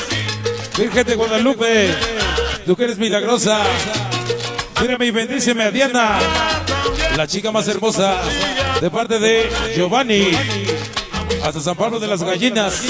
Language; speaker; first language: Spanish; native; Spanish